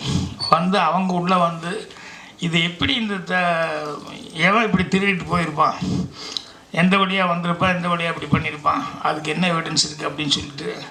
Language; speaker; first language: Tamil; native; Tamil